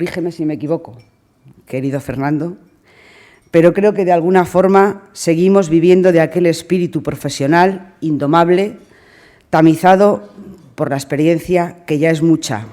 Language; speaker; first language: Spanish; native; Spanish